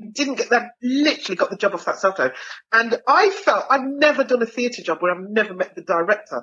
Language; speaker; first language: English; native; English